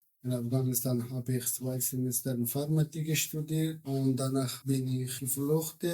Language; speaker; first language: German; non-native, learner; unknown